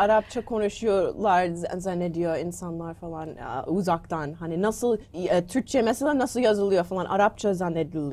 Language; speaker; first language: Turkish; non-native, learner; English